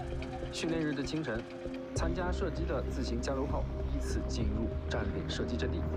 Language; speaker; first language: Chinese; native; Chinese